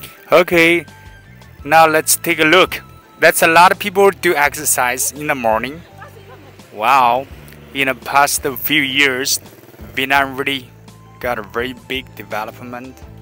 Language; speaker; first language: English; non-native, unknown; Chinese